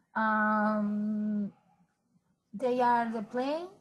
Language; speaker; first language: English; non-native, fluent; Spanish